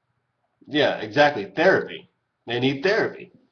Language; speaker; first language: English; native; English